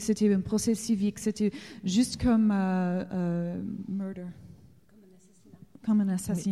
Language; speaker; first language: French; non-native, learner; English